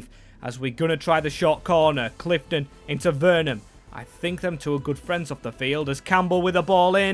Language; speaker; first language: English; native; English